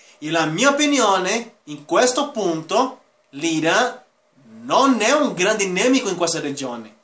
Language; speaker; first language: Italian; non-native, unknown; Spanish